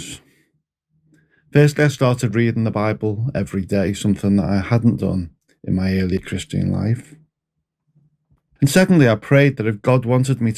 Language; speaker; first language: English; native; English